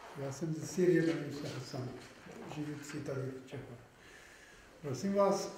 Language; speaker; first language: Czech; non-native, local second language; Arabic